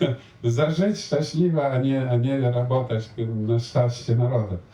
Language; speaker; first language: Polish; non-native, learner; Belarusian